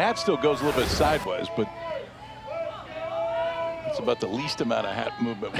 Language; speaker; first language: English; native; English